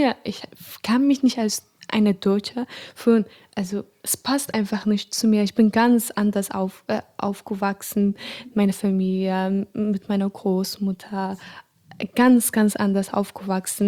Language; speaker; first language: German; non-native, fluent; Arabic